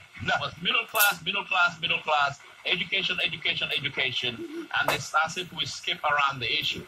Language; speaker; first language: English; native; English